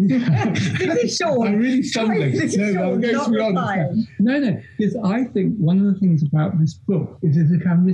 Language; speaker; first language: English; native; English